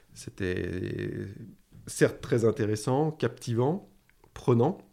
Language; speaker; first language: French; native; French